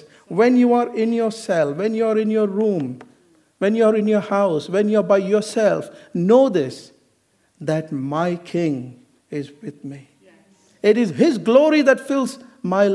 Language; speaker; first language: English; non-native, local second language; Malayalam